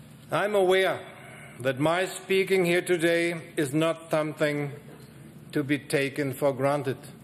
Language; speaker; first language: English; non-native, fluent; German